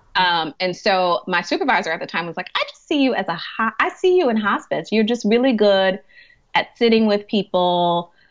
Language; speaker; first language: English; native; English